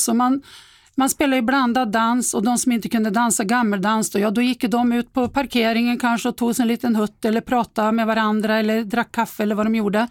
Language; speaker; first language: Swedish; native; Swedish